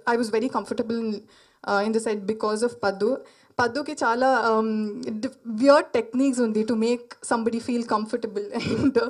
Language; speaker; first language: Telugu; non-native, learner; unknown